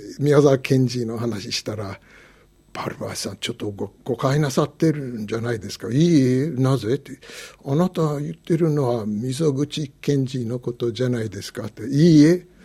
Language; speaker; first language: Japanese; non-native, fluent; English